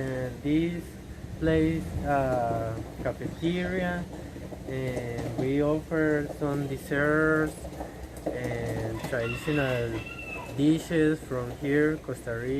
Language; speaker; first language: English; non-native, learner; Spanish